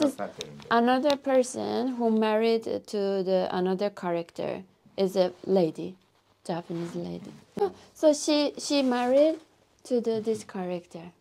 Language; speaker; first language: English; non-native, learner; Japanese